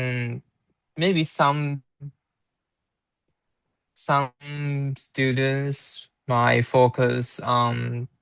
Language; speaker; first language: English; non-native, learner; Chinese